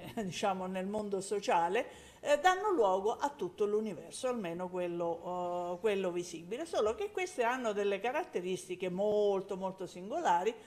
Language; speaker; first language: Italian; native; Italian